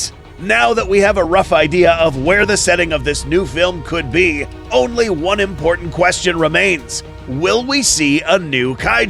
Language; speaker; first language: English; native; English